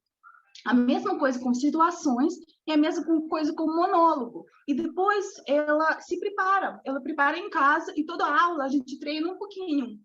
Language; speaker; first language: Portuguese; non-native, fluent; Russian